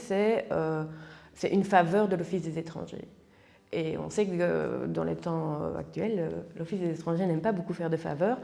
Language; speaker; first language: French; native; French